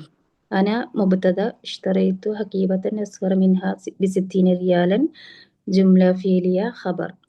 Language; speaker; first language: Arabic; non-native, learner; Malayalam